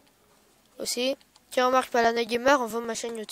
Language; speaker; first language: French; native; French